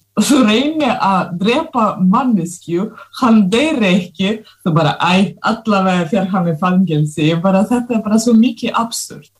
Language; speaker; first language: Icelandic; non-native, fluent; Russian